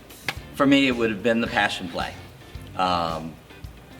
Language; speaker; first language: English; native; English